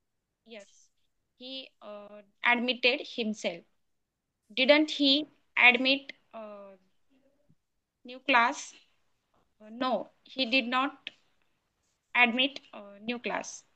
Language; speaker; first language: English; non-native, learner; Marathi